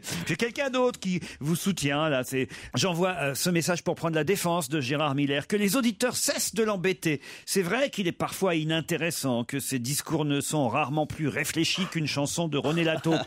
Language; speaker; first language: French; native; French